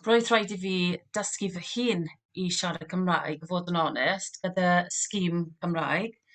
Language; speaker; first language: Welsh; non-native, local second language; English